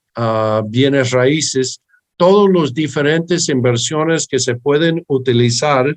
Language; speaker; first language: Spanish; early bilingual, heritage; English